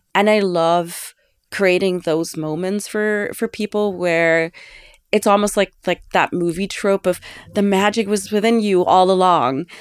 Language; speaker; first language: English; non-native, fluent; German